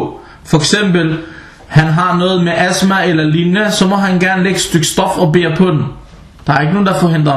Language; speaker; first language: Danish; non-native, fluent; Arabic